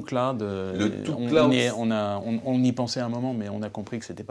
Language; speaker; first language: French; native; French